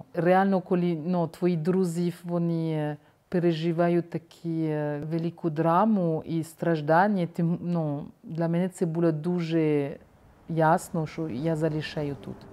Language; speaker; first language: Ukrainian; non-native, fluent; French